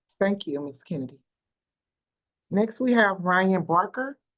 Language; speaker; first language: English; native; English